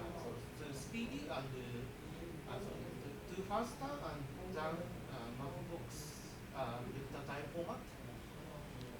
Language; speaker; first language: English; non-native, learner; Japanese